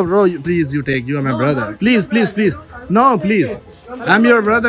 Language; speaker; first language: English; non-native, learner; Punjabi